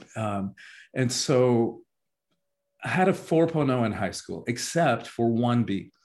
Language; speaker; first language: English; early bilingual, other home language; Spanish